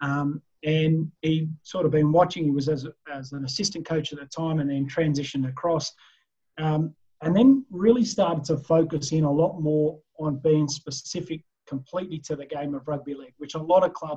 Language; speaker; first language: English; native; English